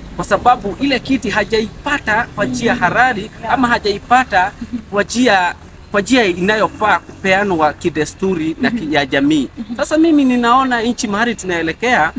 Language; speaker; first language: Swahili; non-native, local second language; Kikuyu